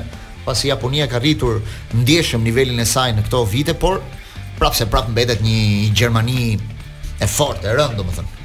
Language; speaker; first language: Albanian; native; Albanian